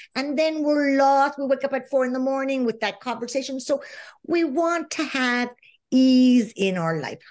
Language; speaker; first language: English; non-native, fluent; Spanish